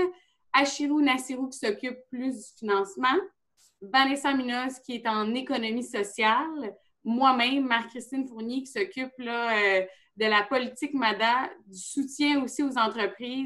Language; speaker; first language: French; native; French